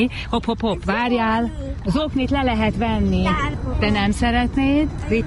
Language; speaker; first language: Hungarian; native; Hungarian